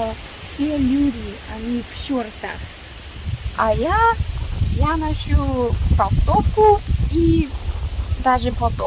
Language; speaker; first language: Russian; non-native, learner; English